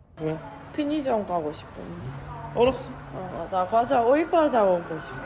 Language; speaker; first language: Korean; non-native, learner; Russian